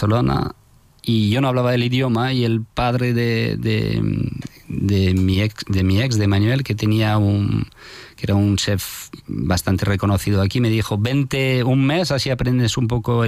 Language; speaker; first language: Spanish; non-native, fluent; French